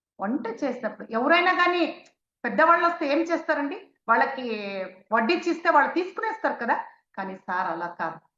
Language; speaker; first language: Telugu; native; Telugu